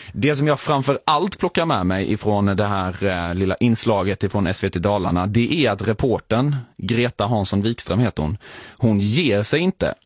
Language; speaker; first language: Swedish; native; Swedish